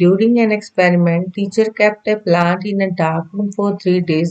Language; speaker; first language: English; non-native, local second language; Punjabi